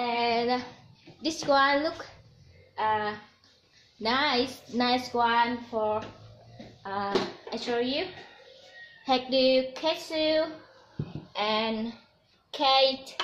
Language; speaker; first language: English; non-native, learner; Vietnamese